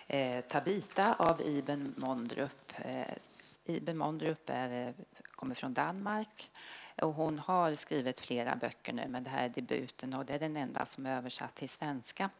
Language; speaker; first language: Swedish; native; Swedish